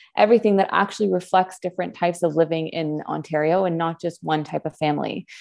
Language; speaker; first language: English; non-native, fluent; Spanish